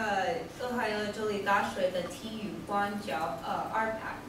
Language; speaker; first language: Chinese; non-native, learner; English